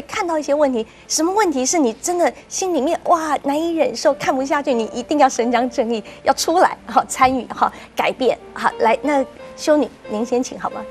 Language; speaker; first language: Chinese; native; Chinese